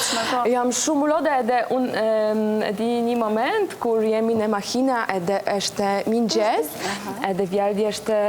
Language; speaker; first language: Albanian; non-native, learner; Polish